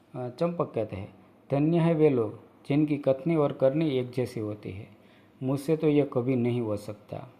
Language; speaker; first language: Hindi; non-native, local second language; Gujarati